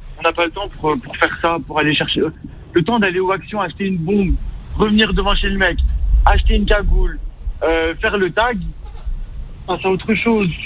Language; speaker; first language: French; non-native, fluent; Kurdish